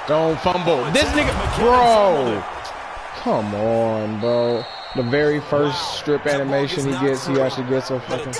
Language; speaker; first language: English; native; English